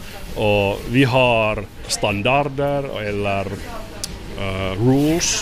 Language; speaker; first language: Swedish; non-native, learner; Finnish